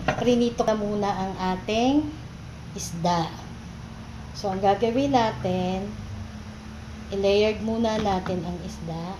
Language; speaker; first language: Filipino; native; Filipino